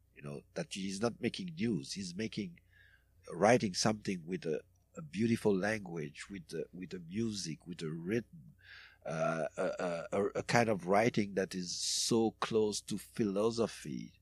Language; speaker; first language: English; non-native, fluent; French